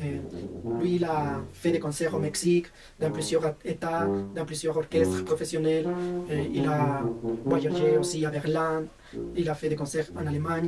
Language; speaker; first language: French; non-native, fluent; Spanish